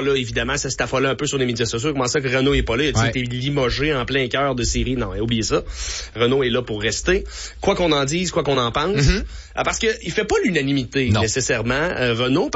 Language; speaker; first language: French; native; French